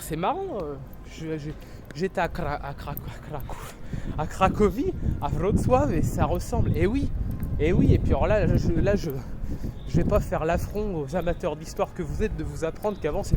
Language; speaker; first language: French; native; French